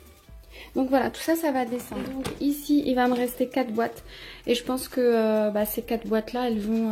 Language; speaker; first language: French; native; French